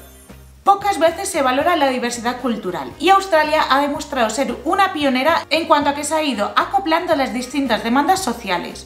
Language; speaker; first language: Spanish; native; Spanish